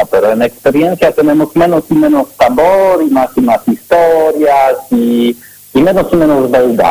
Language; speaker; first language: Spanish; non-native, learner; Polish